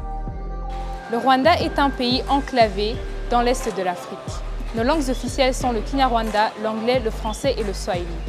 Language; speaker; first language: French; non-native, local second language; Kinyarwanda